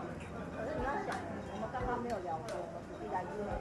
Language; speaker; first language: Chinese; native; Chinese